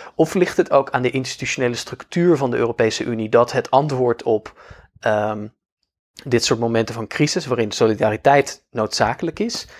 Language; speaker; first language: Dutch; native; Dutch